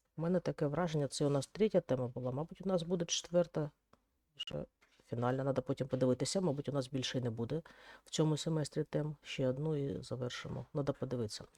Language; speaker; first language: Ukrainian; non-native, local second language; Russian